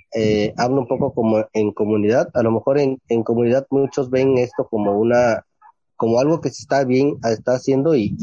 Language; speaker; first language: Spanish; non-native, local second language; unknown